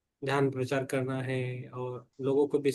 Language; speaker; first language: Hindi; native; Hindi